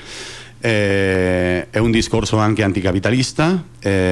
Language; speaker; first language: Italian; non-native, fluent; Catalan